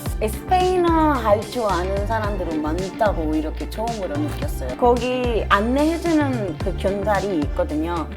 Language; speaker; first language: Korean; non-native, fluent; Spanish